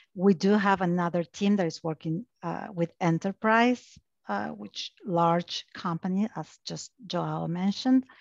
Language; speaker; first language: English; non-native, fluent; Spanish